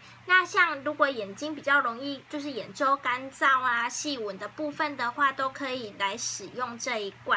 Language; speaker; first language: Chinese; native; Chinese